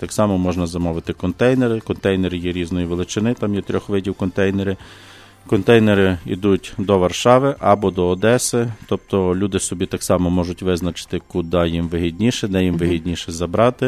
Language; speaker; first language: Ukrainian; native; Ukrainian